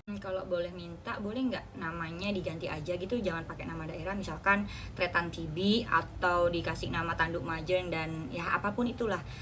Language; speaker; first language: Indonesian; non-native, local second language; Madurese